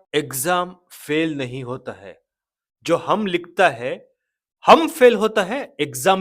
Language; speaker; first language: Hindi; non-native, local second language; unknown